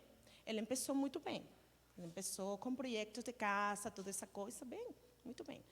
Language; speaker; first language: Portuguese; non-native, learner; Spanish